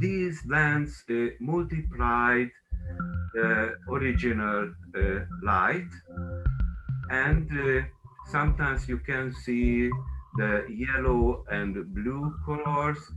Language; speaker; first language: English; non-native, learner; Hungarian